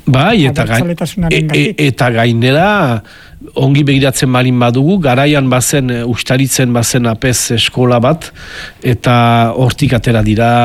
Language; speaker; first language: Basque; native; Basque